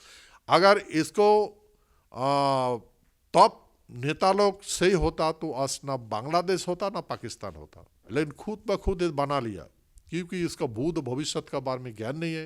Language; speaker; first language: Hindi; non-native, local second language; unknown